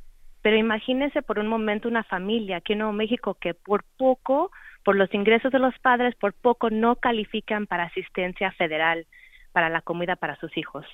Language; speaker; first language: Spanish; native; Spanish